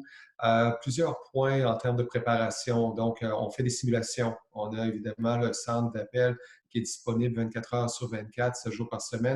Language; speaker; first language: French; native; French